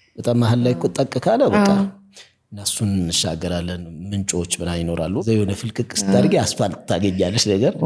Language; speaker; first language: Amharic; native; Amharic